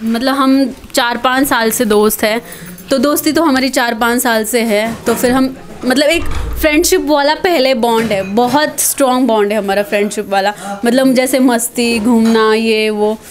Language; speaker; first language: Hindi; non-native, local second language; Marathi